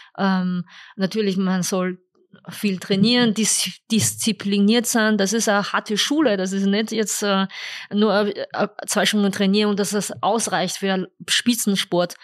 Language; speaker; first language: German; non-native, fluent; Chinese